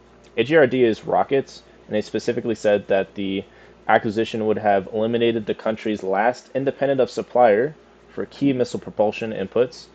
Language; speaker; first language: English; native; English